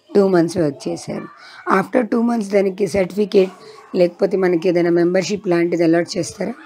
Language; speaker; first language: Telugu; native; Telugu